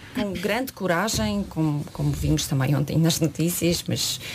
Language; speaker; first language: Portuguese; non-native, fluent; Ukrainian